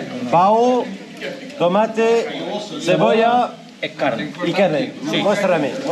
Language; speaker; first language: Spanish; non-native, learner; French